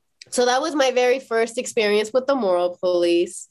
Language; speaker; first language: English; early bilingual, other home language; Azerbaijani